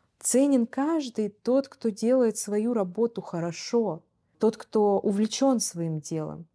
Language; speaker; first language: Russian; native; Russian